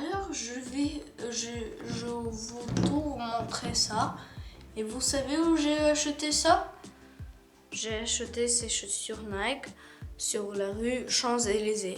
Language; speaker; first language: French; non-native, learner; Ukrainian